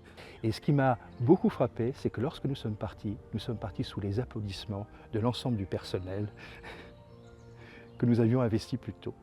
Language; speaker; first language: French; native; French